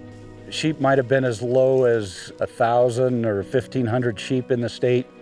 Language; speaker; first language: English; native; English